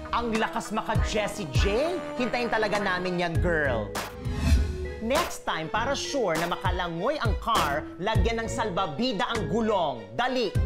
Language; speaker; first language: Filipino; native; Filipino